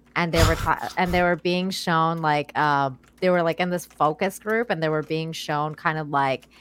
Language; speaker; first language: English; early bilingual, other home language; Persian